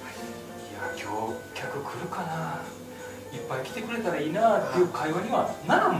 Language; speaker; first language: Japanese; native; Japanese